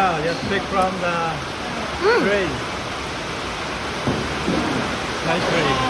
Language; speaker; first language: English; non-native, fluent; Khmer